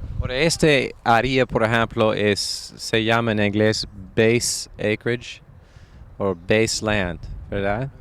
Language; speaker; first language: Spanish; non-native, fluent; English